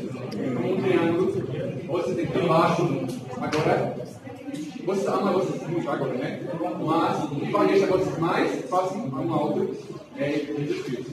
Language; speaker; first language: Portuguese; non-native, learner; English